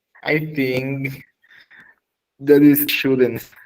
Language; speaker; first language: English; non-native, learner; Spanish